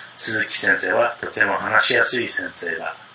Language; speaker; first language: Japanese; non-native, fluent; English